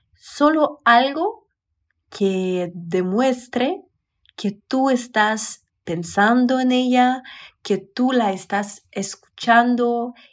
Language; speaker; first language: Spanish; non-native, fluent; Russian